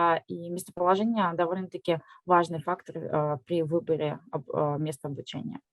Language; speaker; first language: Russian; native; Russian